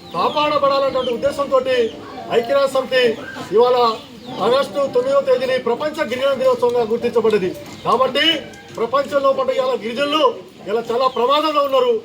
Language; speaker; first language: Telugu; non-native, local second language; Lambadi